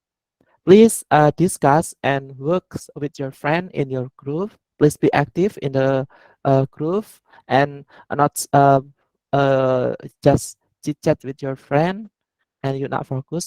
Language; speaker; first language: English; non-native, learner; Indonesian